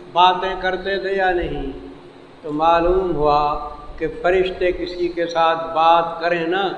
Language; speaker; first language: Urdu; non-native, local second language; Saraiki